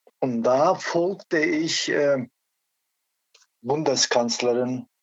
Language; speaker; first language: German; non-native, learner; Turkish